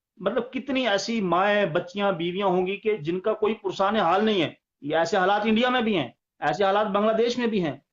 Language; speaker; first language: Urdu; non-native, local second language; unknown